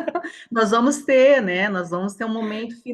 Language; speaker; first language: Portuguese; native; Portuguese